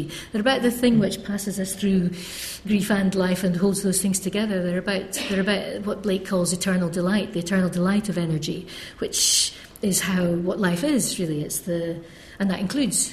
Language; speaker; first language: English; native; English